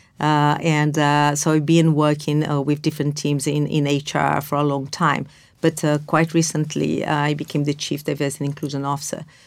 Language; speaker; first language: English; non-native, fluent; Portuguese